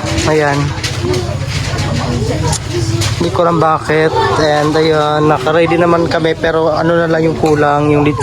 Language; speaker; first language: Filipino; non-native, local second language; Cebuano